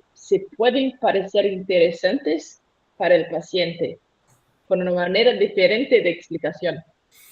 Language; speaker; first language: Spanish; non-native, learner; Portuguese